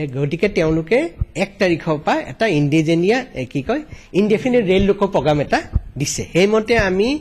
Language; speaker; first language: Assamese; non-native, local second language; Bangla